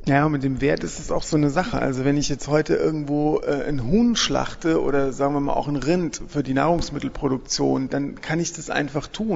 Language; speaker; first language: German; native; German